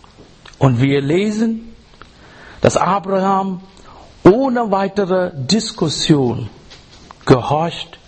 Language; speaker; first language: German; non-native, learner; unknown